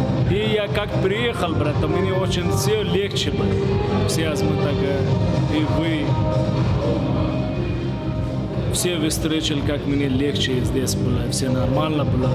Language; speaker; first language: Russian; non-native, learner; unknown